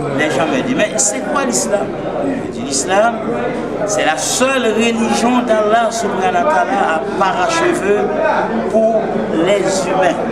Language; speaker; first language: French; non-native, local second language; Haitian Creole